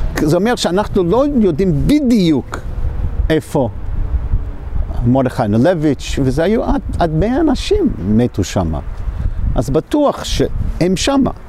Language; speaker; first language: Hebrew; non-native, fluent; English